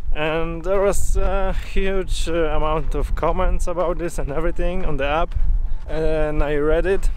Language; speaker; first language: English; non-native, fluent; Polish